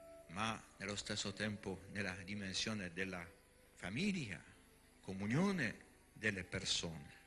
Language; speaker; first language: Italian; non-native, fluent; Polish